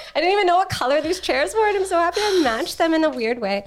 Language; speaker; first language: English; native; English